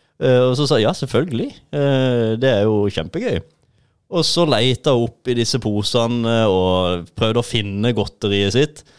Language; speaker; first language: Norwegian; native; Norwegian